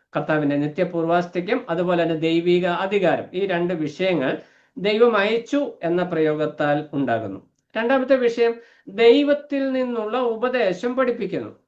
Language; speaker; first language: Malayalam; native; Malayalam